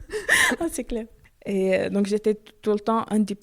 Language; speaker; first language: French; non-native, learner; Arabic